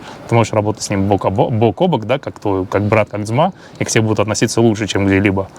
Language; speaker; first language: Russian; native; Russian